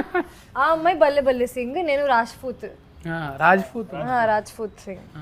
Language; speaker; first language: Telugu; non-native, local second language; Hindi